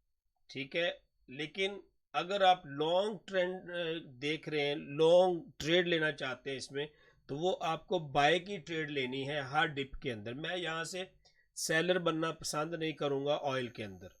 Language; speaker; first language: Hindi; non-native, local second language; Punjabi